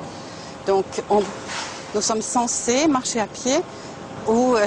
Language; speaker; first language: French; non-native, fluent; Norwegian